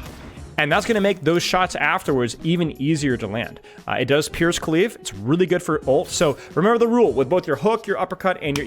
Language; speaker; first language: English; native; English